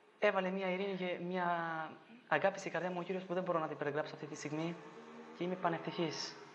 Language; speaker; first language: Greek; non-native, fluent; Albanian